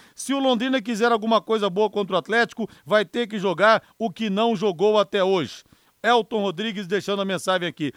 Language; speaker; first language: Portuguese; native; Portuguese